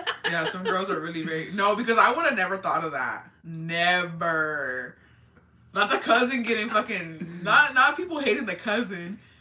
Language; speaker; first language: English; early bilingual, other home language; Spanish